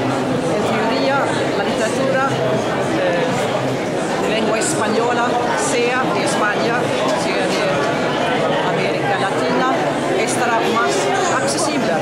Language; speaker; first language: Spanish; non-native, fluent; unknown